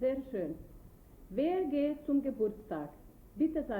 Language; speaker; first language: German; non-native, fluent; Macedonian